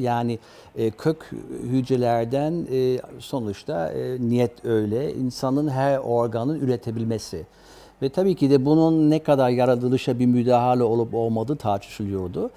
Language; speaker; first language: Turkish; early bilingual, other home language; German